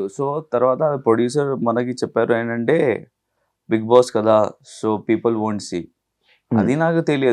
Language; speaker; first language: Telugu; non-native, learner; Hindi